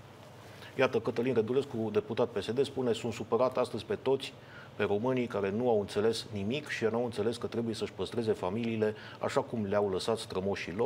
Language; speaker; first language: Romanian; native; Romanian